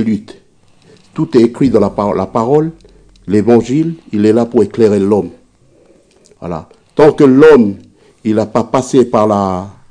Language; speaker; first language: French; native; French